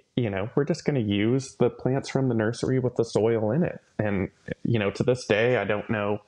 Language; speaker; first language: English; native; English